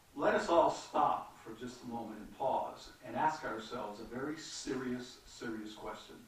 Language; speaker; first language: English; native; English